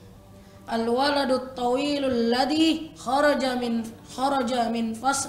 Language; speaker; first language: Arabic; non-native, learner; Indonesian